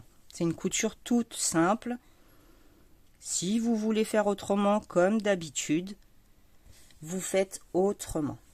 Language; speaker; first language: French; native; French